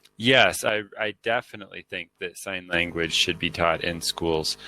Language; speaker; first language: English; native; English